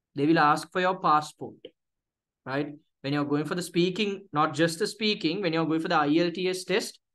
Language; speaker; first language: English; non-native, local second language; Sinhala